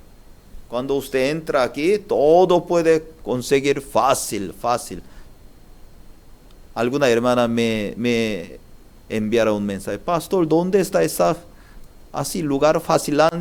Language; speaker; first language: Spanish; non-native, learner; Korean